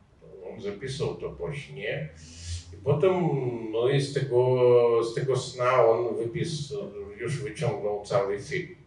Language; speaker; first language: Polish; non-native, learner; Ukrainian